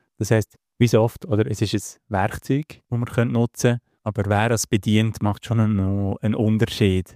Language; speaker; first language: German; native; German